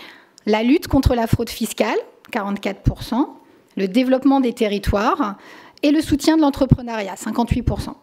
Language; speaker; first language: French; native; French